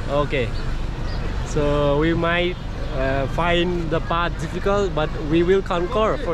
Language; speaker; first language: English; non-native, fluent; Nepali